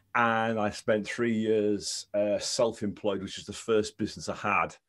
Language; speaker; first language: English; native; English